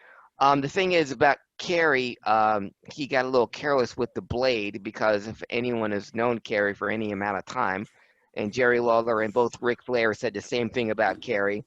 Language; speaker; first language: English; native; English